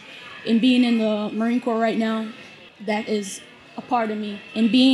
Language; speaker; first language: English; non-native, local second language; Jamaican Creole English